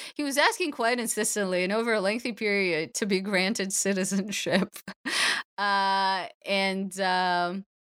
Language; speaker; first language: English; early bilingual, other home language; Russian